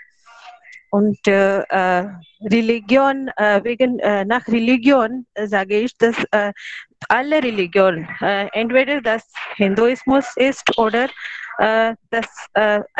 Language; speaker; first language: German; non-native, learner; Hindi